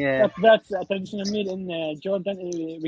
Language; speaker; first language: English; non-native, learner; Arabic